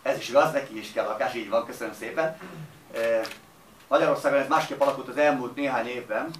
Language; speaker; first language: Hungarian; native; Hungarian